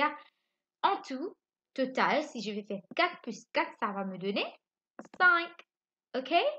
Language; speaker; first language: French; non-native, local second language; Morisyen